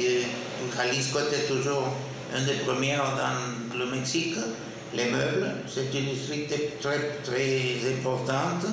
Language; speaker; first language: French; non-native, fluent; Spanish